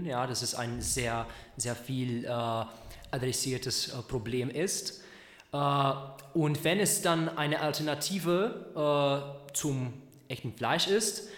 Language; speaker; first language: German; non-native, learner; Czech